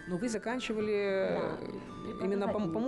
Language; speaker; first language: Russian; native; Russian